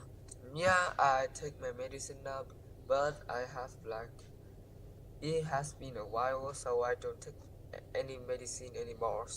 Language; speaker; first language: English; non-native, learner; Vietnamese